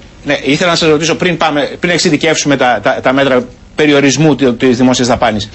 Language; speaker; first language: Greek; native; Greek